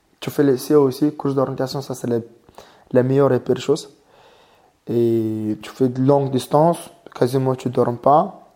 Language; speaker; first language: French; non-native, learner; Mongolian